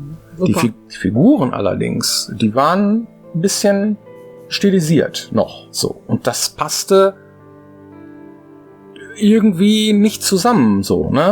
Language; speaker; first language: German; native; German